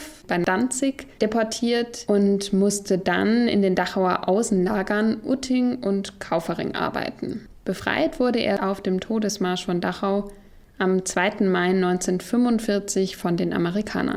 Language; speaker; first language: German; native; German